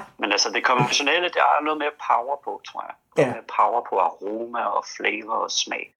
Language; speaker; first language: Danish; native; Danish